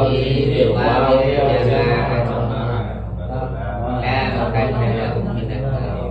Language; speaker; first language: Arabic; non-native, learner; Indonesian